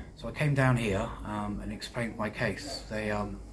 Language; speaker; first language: English; native; English